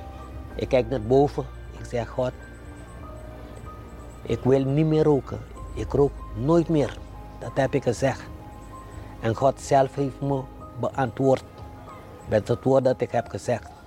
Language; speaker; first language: Dutch; non-native, fluent; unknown